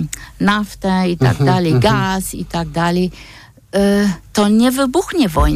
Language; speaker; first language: Polish; non-native, fluent; German